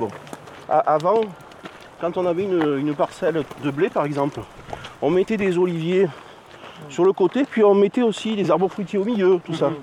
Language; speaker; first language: French; native; French